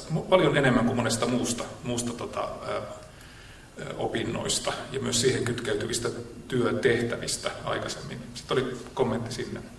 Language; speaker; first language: Finnish; native; Finnish